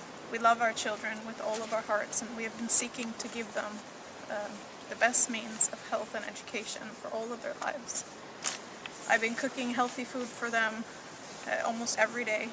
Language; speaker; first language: English; early bilingual, other home language; Arabic